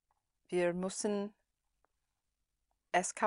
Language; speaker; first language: German; non-native, learner; English